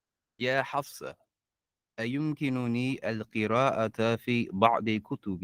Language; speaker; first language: Arabic; non-native, learner; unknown